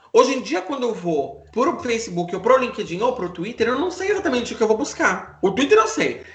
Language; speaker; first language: Portuguese; native; Portuguese